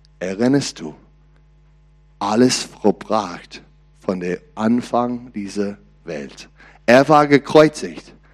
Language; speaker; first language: German; non-native, learner; English